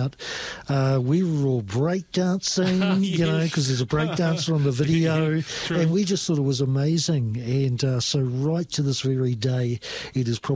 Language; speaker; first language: English; native; English